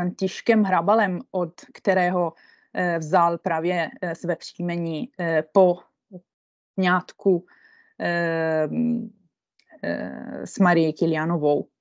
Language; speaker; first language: Czech; non-native, fluent; Italian